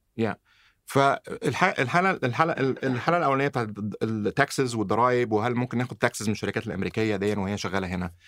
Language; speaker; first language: Arabic; native; Arabic